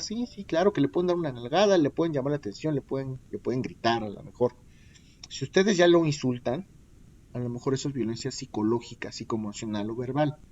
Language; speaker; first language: Spanish; native; Spanish